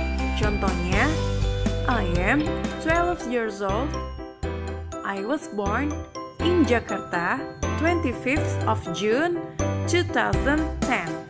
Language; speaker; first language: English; non-native, learner; Indonesian